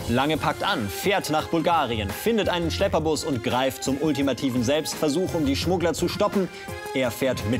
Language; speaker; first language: German; native; German